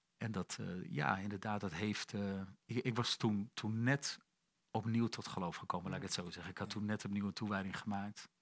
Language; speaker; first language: Dutch; native; Dutch